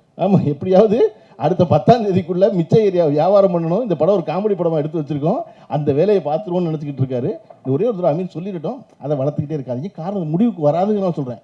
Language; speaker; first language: Tamil; native; Tamil